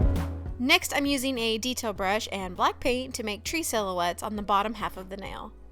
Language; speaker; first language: English; native; English